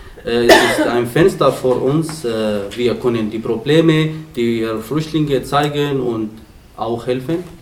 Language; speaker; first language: German; non-native, learner; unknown